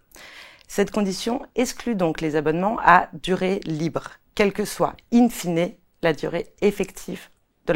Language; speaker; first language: French; native; French